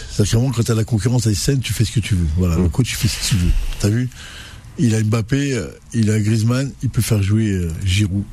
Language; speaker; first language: French; non-native, local second language; Arabic